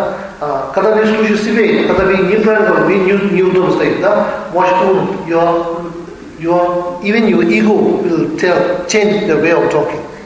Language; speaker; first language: Russian; non-native, learner; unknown